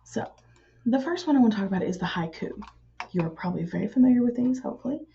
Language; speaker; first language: English; native; English